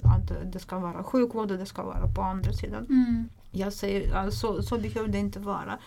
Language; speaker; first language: Swedish; non-native, fluent; Russian